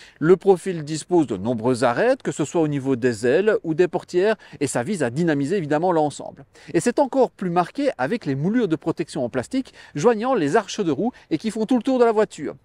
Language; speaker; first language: French; native; French